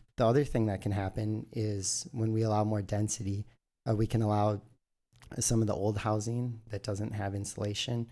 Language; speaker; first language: English; native; English